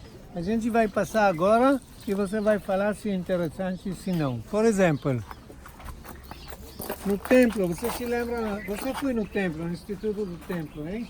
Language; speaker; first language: Portuguese; non-native, fluent; Hebrew